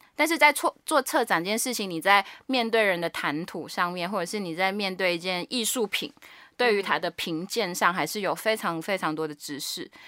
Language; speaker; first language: Chinese; native; Chinese